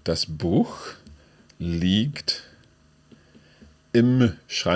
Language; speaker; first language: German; non-native, learner; English